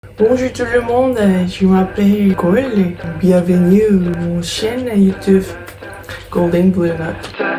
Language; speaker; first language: French; non-native, fluent; Korean